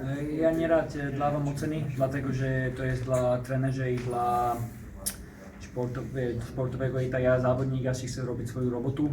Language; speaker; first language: Polish; non-native, learner; Slovak